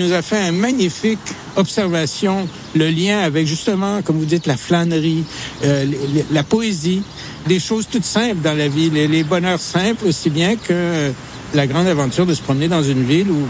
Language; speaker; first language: French; native; French